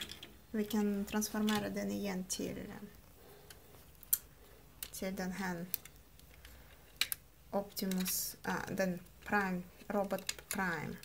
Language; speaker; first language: Swedish; non-native, learner; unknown